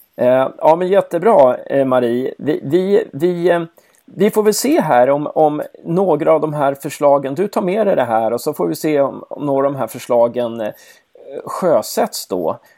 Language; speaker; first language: Swedish; native; Swedish